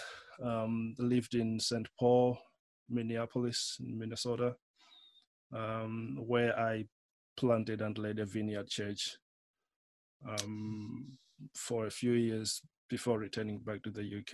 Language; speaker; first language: English; non-native, local second language; Nyanja